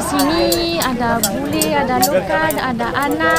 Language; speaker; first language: Indonesian; non-native, learner; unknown